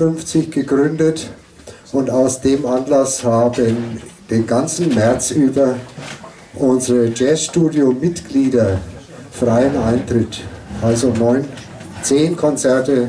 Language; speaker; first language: German; native; German